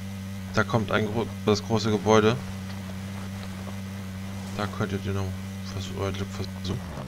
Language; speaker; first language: German; native; German